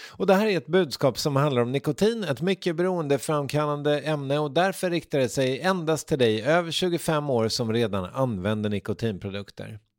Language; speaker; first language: Swedish; native; Swedish